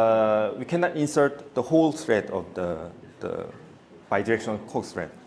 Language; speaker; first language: English; non-native, fluent; Korean